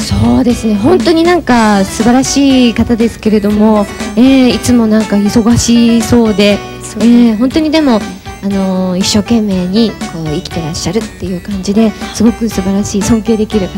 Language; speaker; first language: Japanese; native; Japanese